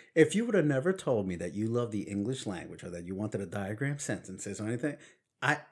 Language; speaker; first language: English; early bilingual, other home language; Spanish